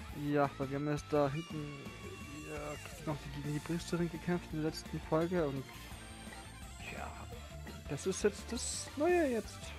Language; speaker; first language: German; native; German